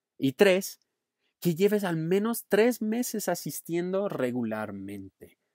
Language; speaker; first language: Spanish; non-native, fluent; English